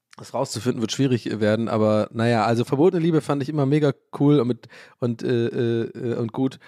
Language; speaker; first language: German; early bilingual, other home language; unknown